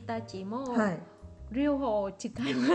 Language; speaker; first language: Japanese; non-native, learner; Vietnamese